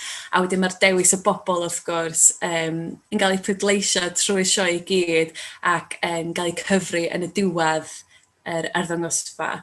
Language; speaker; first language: Welsh; native; Welsh